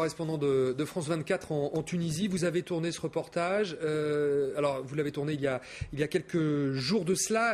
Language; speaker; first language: French; native; French